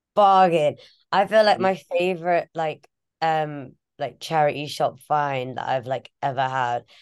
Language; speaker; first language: English; native; English